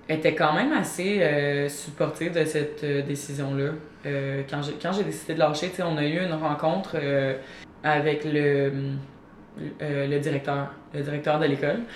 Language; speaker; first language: French; native; French